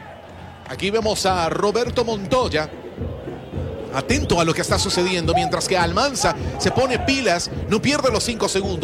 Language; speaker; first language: Spanish; native; Spanish